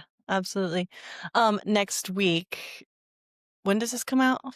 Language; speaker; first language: English; native; English